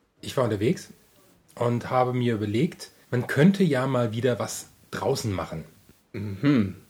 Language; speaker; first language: German; native; German